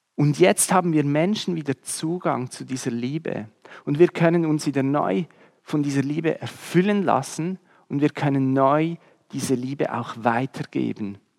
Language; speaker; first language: German; native; German